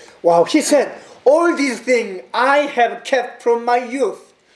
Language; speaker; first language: English; non-native, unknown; Korean